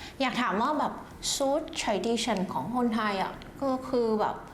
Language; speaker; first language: Thai; non-native, fluent; Vietnamese